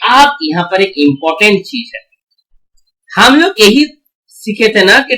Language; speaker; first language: Hindi; non-native, local second language; Bangla